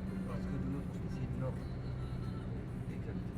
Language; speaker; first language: French; non-native, fluent; Amharic